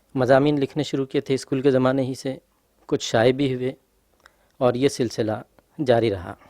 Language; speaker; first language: Urdu; native; Urdu